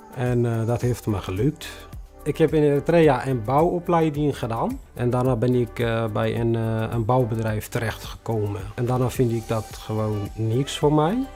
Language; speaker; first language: Dutch; non-native, fluent; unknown